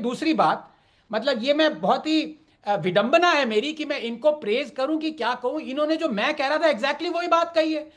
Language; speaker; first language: Hindi; non-native, local second language; Tamil